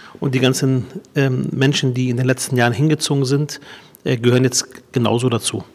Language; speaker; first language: German; early bilingual, other home language; Arabic